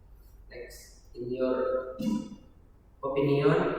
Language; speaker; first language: English; non-native, learner; Indonesian